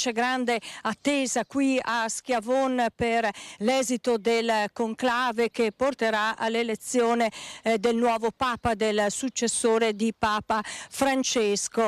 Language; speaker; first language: Italian; native; Italian